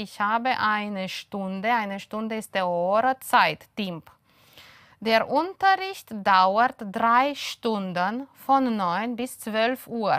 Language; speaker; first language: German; non-native, fluent; Romanian